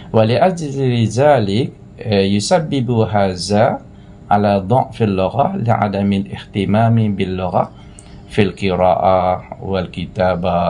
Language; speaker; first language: Arabic; non-native, fluent; Malay